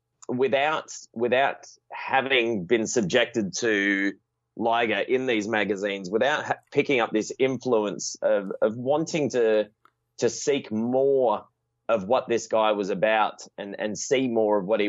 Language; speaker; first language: English; native; English